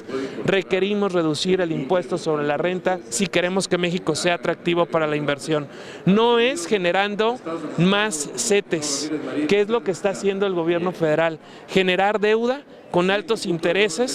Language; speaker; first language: Spanish; native; Spanish